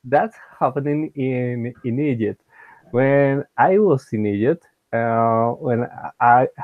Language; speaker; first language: English; non-native, learner; Spanish